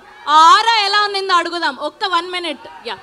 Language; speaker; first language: Telugu; native; Telugu